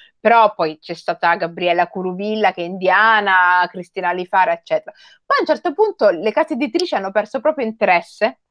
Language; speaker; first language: Italian; native; Italian